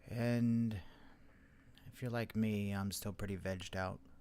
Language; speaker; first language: English; native; English